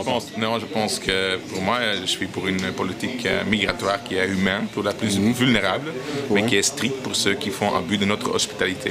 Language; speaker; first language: French; non-native, local second language; Dutch